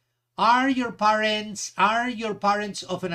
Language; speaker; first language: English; non-native, fluent; Spanish